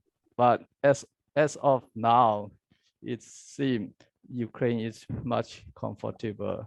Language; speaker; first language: English; non-native, learner; Burmese